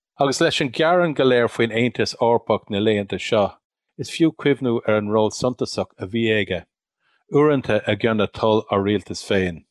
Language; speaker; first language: Irish; non-native, local second language; English